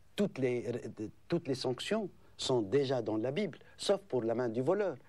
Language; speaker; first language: French; non-native, local second language; Arabic